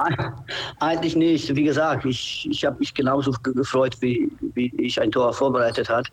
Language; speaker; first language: German; non-native, fluent; Polish